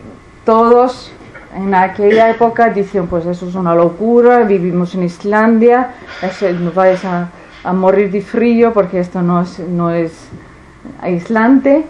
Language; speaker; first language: Spanish; non-native, fluent; Icelandic